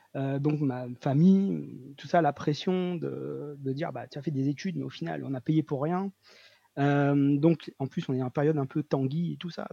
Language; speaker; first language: French; native; French